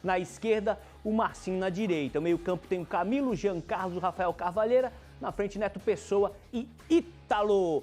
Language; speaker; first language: Portuguese; native; Portuguese